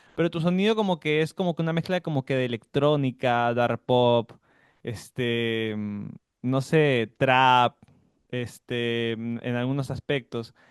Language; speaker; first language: Spanish; native; Spanish